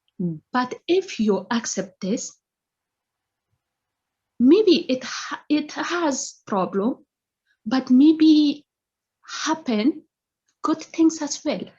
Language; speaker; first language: English; non-native, learner; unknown